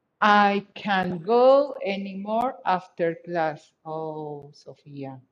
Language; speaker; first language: English; non-native, fluent; Spanish